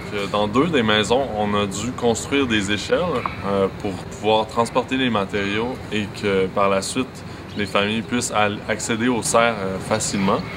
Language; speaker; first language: French; native; French